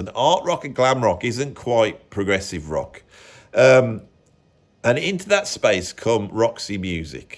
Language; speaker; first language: English; native; English